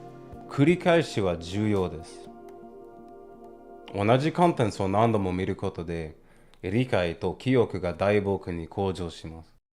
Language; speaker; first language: Japanese; non-native, learner; English